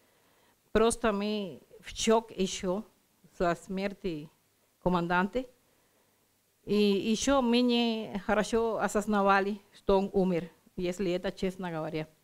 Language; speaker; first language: Russian; non-native, learner; Spanish